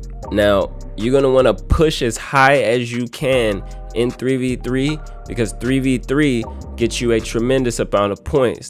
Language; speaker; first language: English; native; English